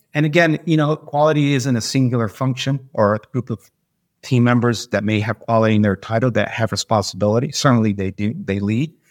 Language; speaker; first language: English; native; English